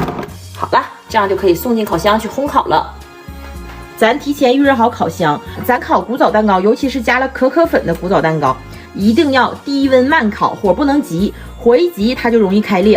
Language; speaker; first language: Chinese; native; Chinese